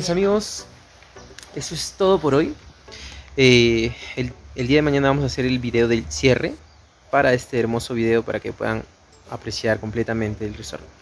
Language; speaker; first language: Spanish; native; Spanish